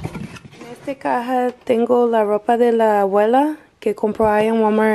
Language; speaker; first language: Spanish; non-native, learner; English